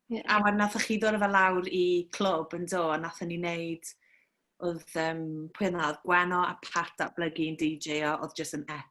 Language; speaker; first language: Welsh; native; Welsh